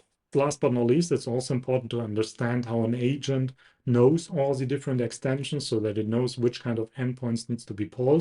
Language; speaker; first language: English; non-native, fluent; German